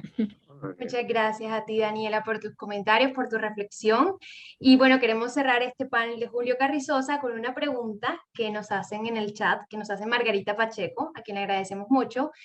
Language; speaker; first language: Spanish; native; Spanish